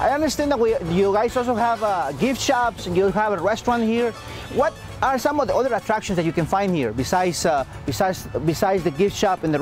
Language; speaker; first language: English; non-native, fluent; Spanish